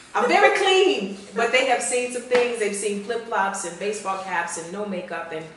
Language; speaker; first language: English; native; English